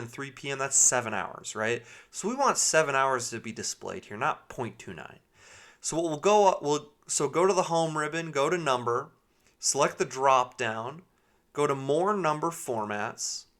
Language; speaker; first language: English; native; English